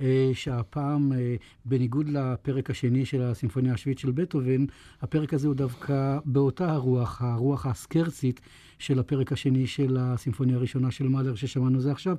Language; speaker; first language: Hebrew; native; Hebrew